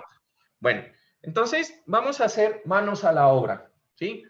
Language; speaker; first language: Spanish; native; Spanish